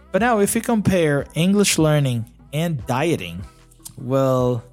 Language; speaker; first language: English; non-native, fluent; Portuguese